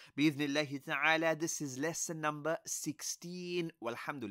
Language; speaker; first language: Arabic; non-native, fluent; English